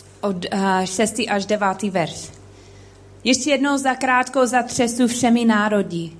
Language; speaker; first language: Czech; non-native, learner; English